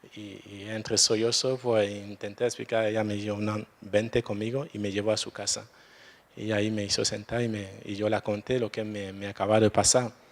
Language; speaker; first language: Spanish; non-native, fluent; French